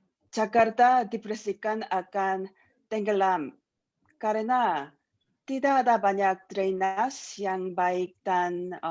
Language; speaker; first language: Indonesian; non-native, learner; Korean